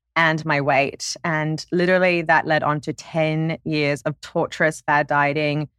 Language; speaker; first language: English; native; English